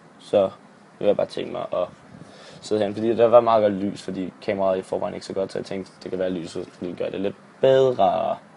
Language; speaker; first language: Danish; native; Danish